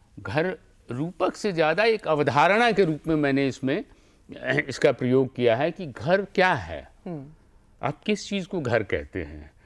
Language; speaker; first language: Hindi; native; Hindi